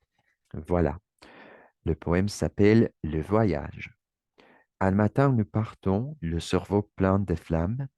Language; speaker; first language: French; non-native, learner; Spanish